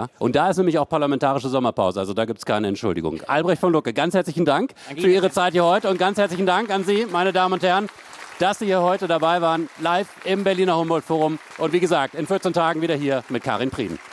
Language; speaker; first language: German; native; German